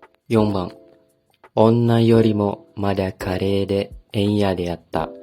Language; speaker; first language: Japanese; non-native, learner; Indonesian